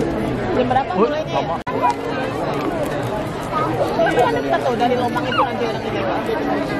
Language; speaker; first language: Indonesian; native; Indonesian